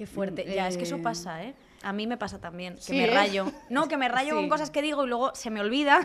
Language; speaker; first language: Spanish; native; Spanish